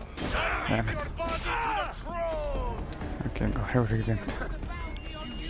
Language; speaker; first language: English; non-native, learner; Lithuanian